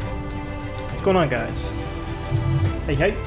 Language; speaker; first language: English; native; English